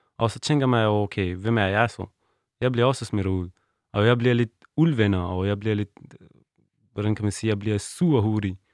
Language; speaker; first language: Danish; non-native, learner; Persian